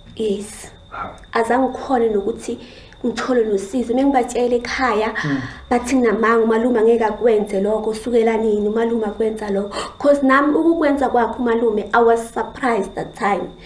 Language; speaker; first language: Zulu; native; Zulu